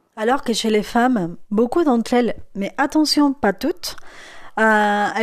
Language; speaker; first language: French; non-native, fluent; Spanish